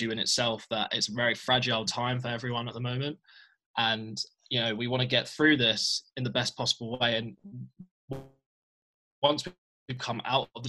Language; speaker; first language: English; native; English